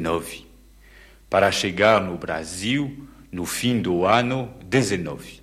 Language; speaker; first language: Portuguese; non-native, fluent; French